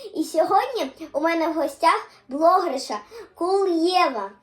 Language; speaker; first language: Ukrainian; non-native, local second language; Russian